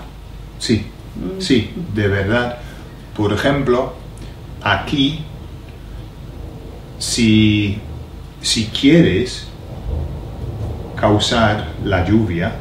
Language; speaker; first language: Spanish; non-native, learner; English